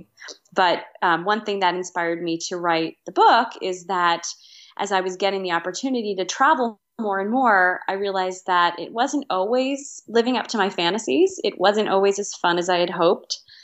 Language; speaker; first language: English; native; English